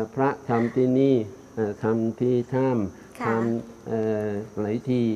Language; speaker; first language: Thai; non-native, fluent; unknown